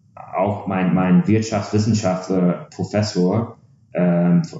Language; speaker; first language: German; non-native, fluent; English